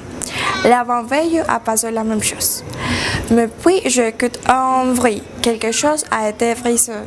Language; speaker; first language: French; non-native, learner; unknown